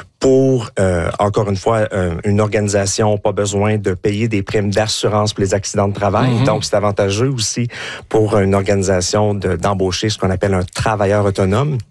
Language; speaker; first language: French; native; French